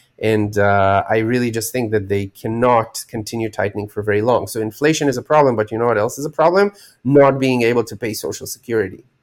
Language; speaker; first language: English; non-native, fluent; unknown